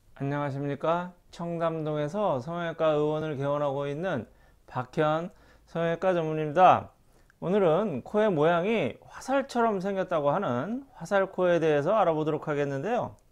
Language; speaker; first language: Korean; native; Korean